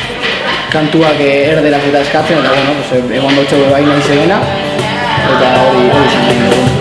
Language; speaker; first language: Basque; native; Basque